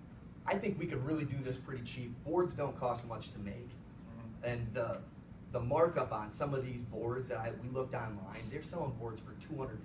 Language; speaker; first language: English; native; English